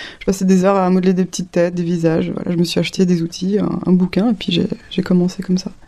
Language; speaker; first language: French; native; French